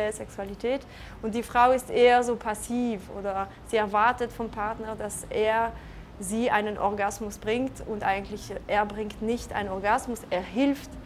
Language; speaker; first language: German; non-native, local second language; French